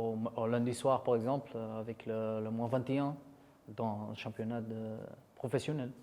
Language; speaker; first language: French; non-native, fluent; Dutch